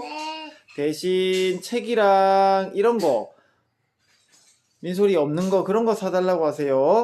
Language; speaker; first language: Korean; native; Korean